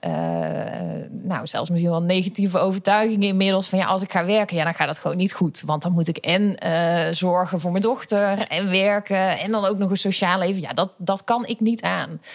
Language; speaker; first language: Dutch; native; Dutch